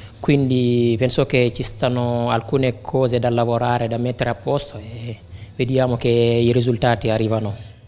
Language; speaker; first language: Italian; non-native, fluent; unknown